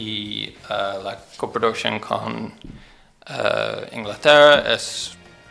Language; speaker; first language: Spanish; non-native, learner; English